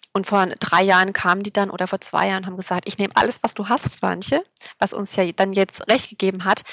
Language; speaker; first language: German; native; German